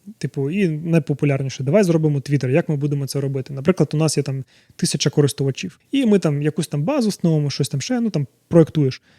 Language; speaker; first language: Ukrainian; non-native, local second language; Russian